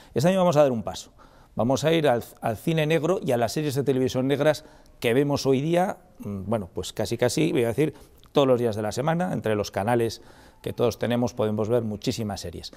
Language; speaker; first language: Spanish; native; Spanish